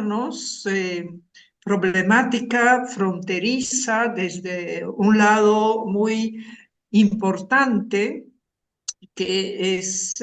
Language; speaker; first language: Spanish; non-native, fluent; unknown